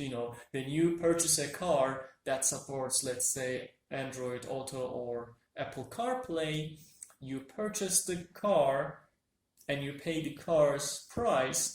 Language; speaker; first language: English; non-native, fluent; Turkish